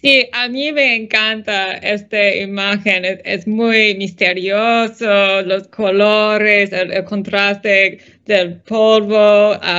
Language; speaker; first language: Spanish; non-native, fluent; English